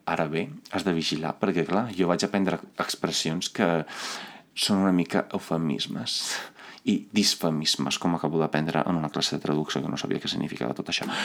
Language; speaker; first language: Catalan; non-native, fluent; Italian